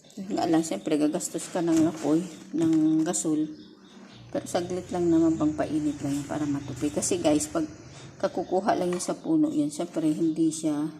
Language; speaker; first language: Filipino; non-native, local second language; Iloko